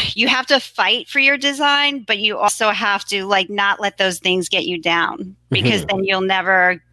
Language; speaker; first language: English; native; English